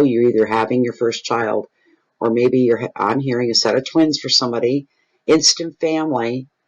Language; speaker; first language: English; native; English